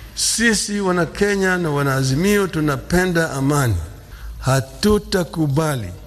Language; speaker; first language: Swahili; non-native, local second language; Luo (Kenya and Tanzania)